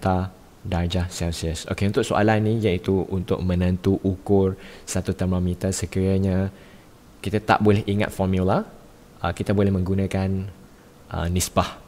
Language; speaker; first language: Malay; native; Malay